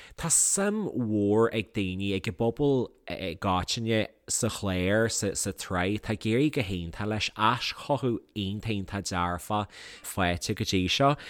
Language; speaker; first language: Irish; native; Irish